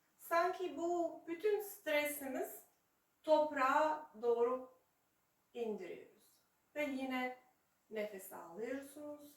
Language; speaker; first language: Turkish; non-native, fluent; Serbian